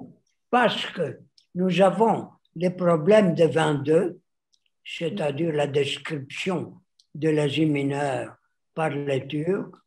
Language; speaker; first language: French; non-native, fluent; Greek